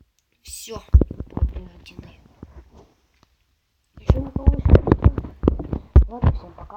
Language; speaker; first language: Russian; native; Russian